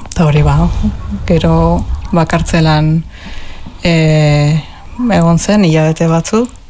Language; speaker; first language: Basque; non-native, local second language; Spanish